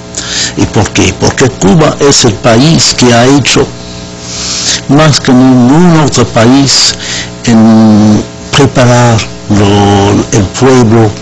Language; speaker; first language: Spanish; non-native, fluent; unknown